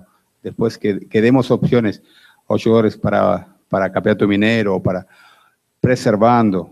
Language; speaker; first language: Spanish; non-native, fluent; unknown